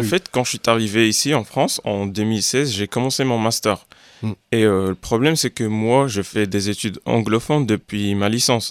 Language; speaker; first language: French; non-native, local second language; Arabic